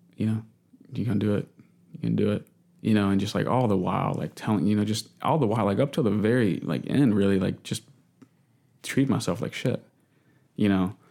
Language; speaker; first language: English; native; English